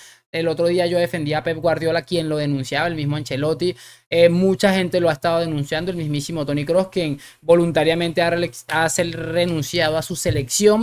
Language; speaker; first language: Spanish; native; Spanish